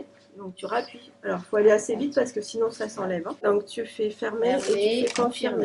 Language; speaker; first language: French; native; French